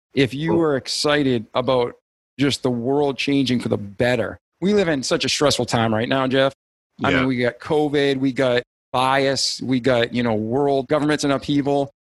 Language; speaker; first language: English; native; English